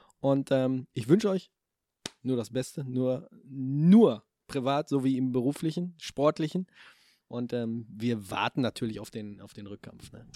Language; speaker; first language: German; native; German